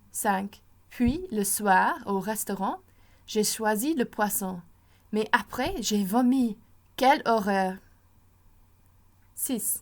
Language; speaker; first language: French; non-native, fluent; English